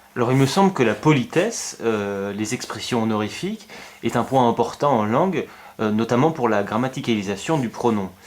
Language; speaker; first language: French; native; French